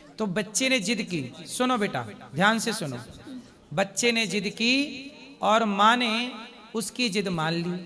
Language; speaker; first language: Hindi; native; Hindi